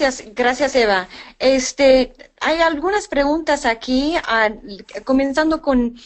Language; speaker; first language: Spanish; non-native, fluent; English